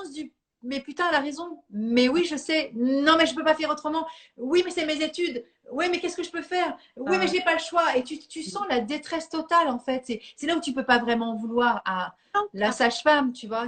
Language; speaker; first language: French; native; French